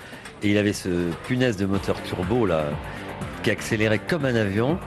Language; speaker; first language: French; native; French